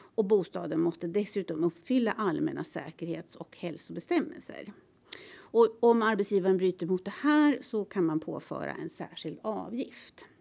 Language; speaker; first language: Swedish; native; Swedish